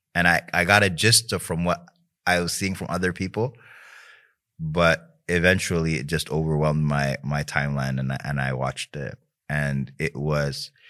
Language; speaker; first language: English; native; English